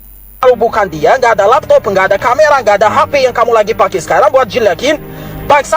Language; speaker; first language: Indonesian; non-native, fluent; Arabic